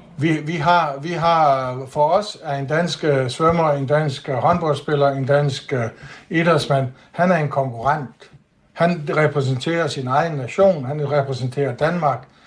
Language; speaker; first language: Danish; non-native, local second language; Faroese